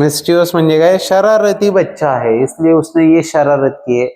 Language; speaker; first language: Hindi; non-native, local second language; Marathi